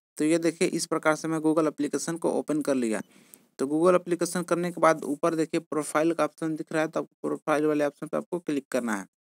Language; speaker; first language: Hindi; native; Hindi